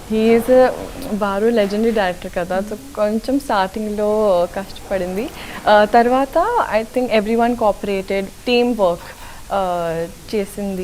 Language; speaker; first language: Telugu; non-native, local second language; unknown